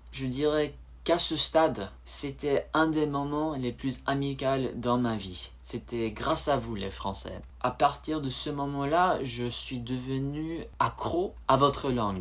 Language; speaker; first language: French; non-native, fluent; English